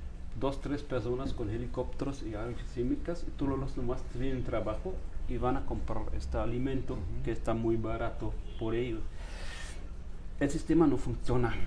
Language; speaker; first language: Spanish; non-native, fluent; German